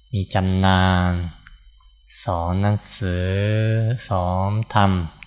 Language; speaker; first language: Thai; non-native, fluent; Japanese